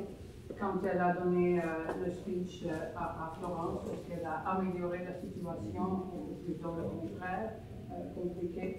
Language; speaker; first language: French; non-native, fluent; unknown